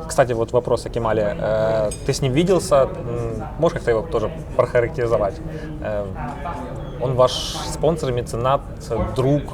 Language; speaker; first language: Russian; native; Russian